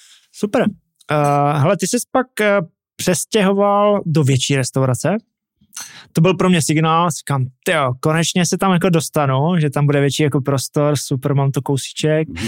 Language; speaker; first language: Czech; native; Czech